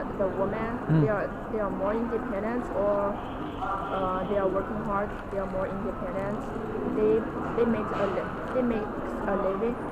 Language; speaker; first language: English; non-native, learner; Chinese